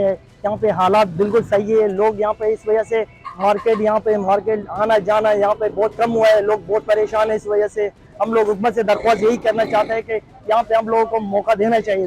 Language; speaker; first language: Hindi; non-native, local second language; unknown